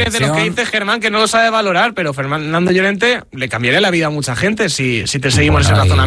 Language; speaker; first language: Spanish; native; Spanish